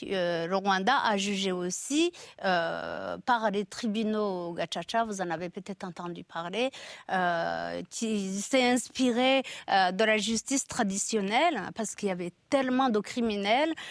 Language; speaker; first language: French; non-native, local second language; Kinyarwanda